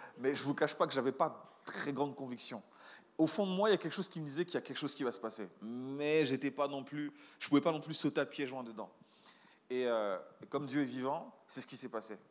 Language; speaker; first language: French; native; French